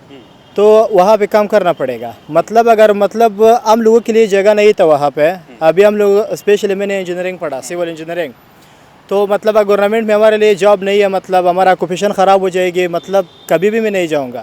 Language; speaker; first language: Hindi; non-native, learner; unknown